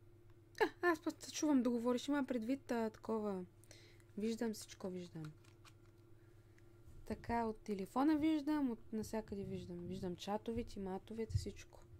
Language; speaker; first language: Bulgarian; native; Bulgarian